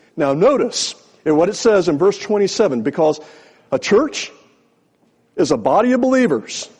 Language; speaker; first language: English; native; English